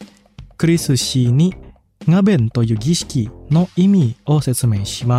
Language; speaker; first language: Japanese; non-native, fluent; Indonesian